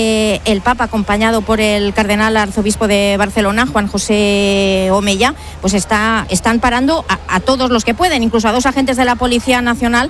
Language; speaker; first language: Spanish; native; Spanish